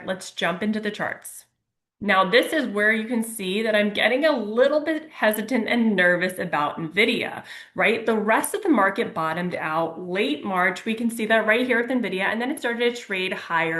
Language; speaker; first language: English; native; English